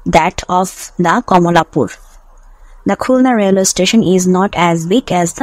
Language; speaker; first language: English; non-native, local second language; Bangla